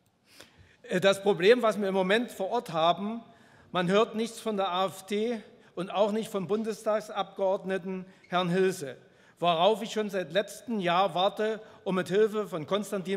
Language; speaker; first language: German; native; German